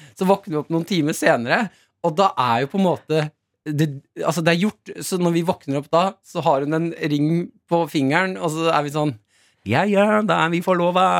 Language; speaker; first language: Norwegian; native; Norwegian